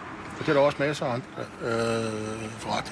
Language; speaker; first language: Danish; native; Danish